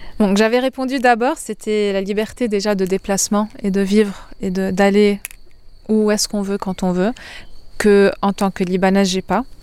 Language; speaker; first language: French; non-native, local second language; Arabic